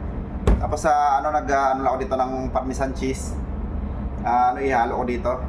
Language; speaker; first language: Filipino; native; Filipino